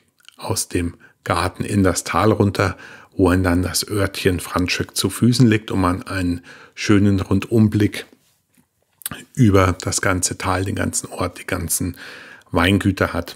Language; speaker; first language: German; native; German